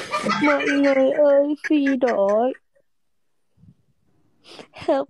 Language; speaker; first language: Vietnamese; non-native, learner; Indonesian